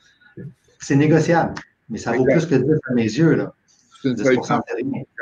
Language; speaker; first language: French; native; French